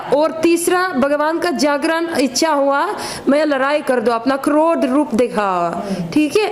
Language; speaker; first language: Hindi; non-native, fluent; Ukrainian